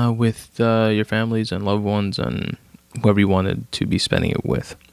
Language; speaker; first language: English; native; English